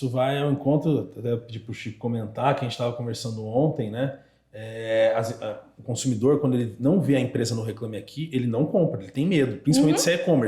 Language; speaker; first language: Portuguese; native; Portuguese